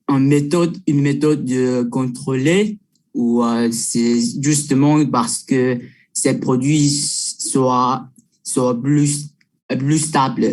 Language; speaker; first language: French; non-native, fluent; Vietnamese